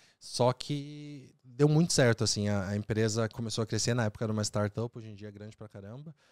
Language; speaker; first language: Portuguese; native; Portuguese